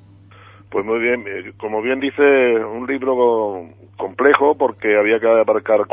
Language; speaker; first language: Spanish; native; Spanish